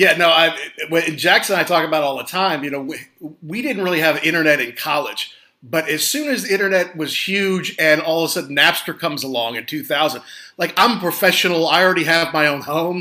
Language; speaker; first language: English; native; English